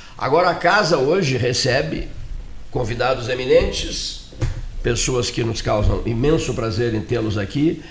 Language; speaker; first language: Portuguese; native; Portuguese